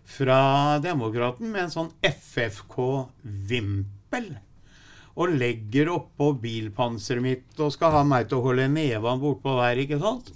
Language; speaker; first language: Norwegian; native; Norwegian